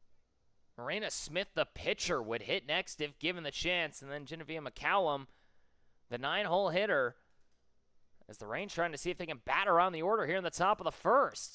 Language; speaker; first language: English; native; English